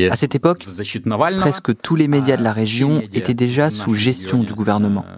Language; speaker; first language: French; non-native, fluent; Russian